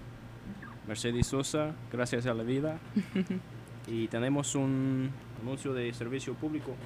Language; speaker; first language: Spanish; non-native, learner; English